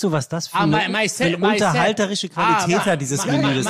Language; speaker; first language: German; native; German